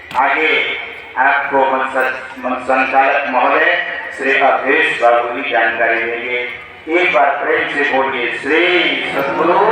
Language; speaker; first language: Hindi; native; Hindi